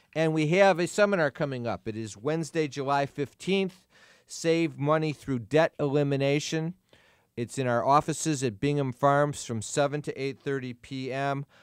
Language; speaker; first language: English; native; English